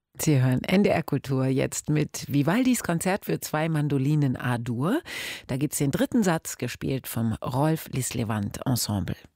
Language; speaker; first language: German; native; German